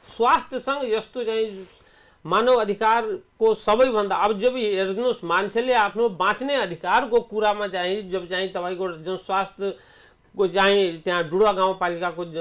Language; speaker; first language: Nepali; non-native, local second language; Awadhi